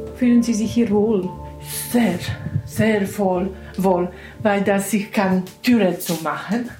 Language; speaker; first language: German; non-native, learner; Polish